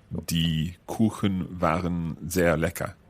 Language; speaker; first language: German; non-native, fluent; English